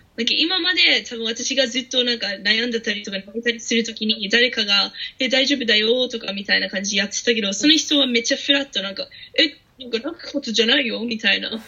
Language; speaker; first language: Japanese; non-native, fluent; English